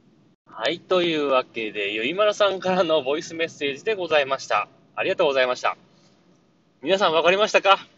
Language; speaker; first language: Japanese; native; Japanese